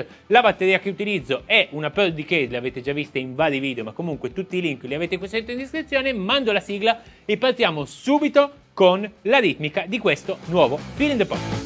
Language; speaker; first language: Italian; native; Italian